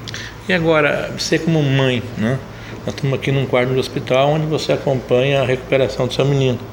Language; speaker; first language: Portuguese; native; Portuguese